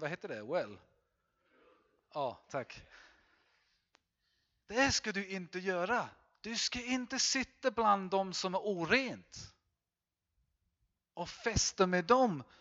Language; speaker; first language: Swedish; non-native, fluent; English